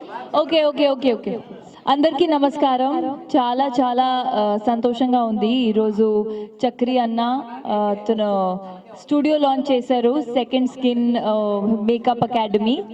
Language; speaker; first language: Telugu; non-native, fluent; Hindi